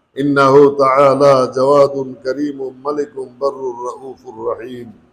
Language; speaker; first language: Arabic; non-native, fluent; Bangla